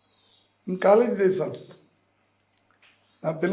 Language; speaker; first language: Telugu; non-native, learner; Tamil